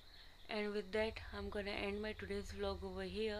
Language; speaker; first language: English; non-native, local second language; Hindi